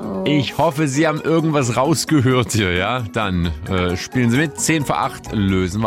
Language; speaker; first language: German; native; German